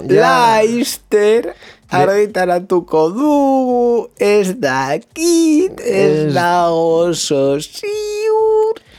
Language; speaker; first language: Basque; non-native, local second language; Spanish